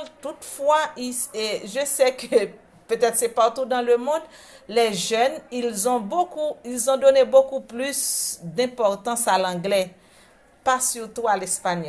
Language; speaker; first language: French; non-native, local second language; Haitian Creole